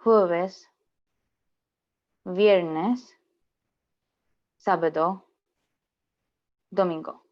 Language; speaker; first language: Spanish; non-native, learner; English